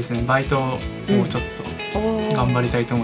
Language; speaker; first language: Japanese; native; Japanese